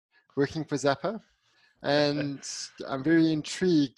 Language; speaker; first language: English; native; English